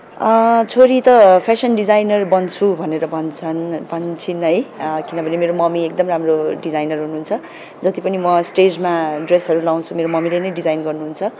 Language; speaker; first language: Nepali; native; Nepali